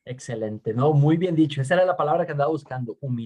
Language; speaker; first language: Spanish; native; Spanish